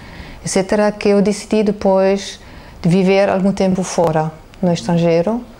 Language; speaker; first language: Portuguese; non-native, fluent; German